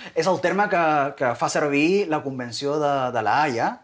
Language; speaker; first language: Catalan; non-native, fluent; Spanish